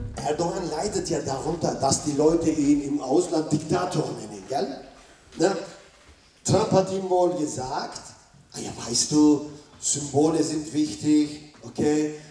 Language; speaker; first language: German; non-native, fluent; Turkish